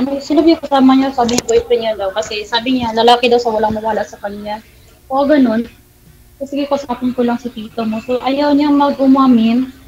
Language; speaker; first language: Filipino; non-native, local second language; Cebuano